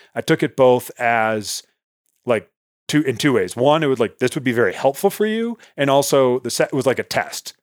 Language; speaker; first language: English; native; English